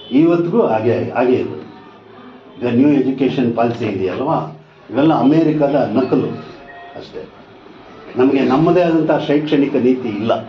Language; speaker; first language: Kannada; non-native, local second language; Telugu